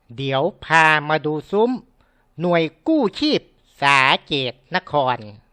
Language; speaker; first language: Thai; native; Thai